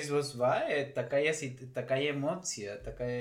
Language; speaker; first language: Russian; non-native, learner; Spanish